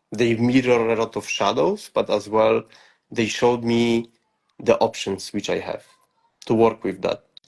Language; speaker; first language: English; non-native, fluent; Polish